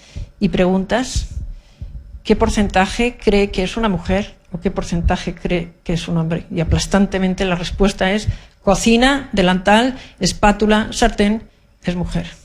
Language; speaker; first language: Spanish; native; Spanish